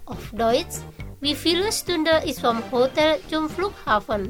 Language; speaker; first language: German; non-native, learner; Indonesian